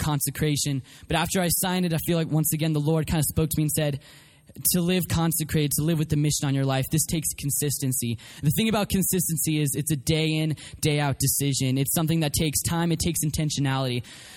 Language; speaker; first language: English; native; English